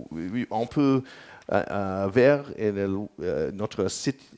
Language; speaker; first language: French; non-native, learner; English